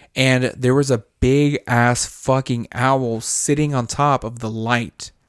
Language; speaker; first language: English; early bilingual, other home language; Spanish